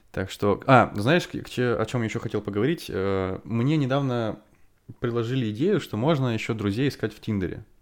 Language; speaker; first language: Russian; native; Russian